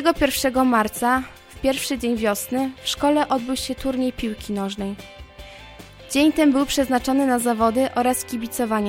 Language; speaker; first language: Polish; native; Polish